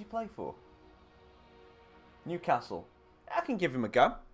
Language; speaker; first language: English; native; English